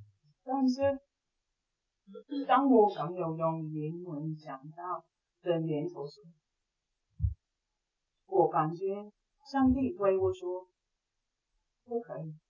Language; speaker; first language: Chinese; non-native, fluent; English